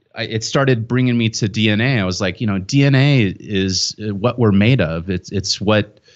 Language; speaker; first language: English; native; English